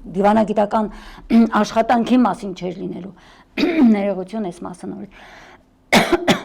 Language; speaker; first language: Armenian; native; Armenian